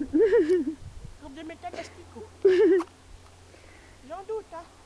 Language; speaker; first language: French; native; French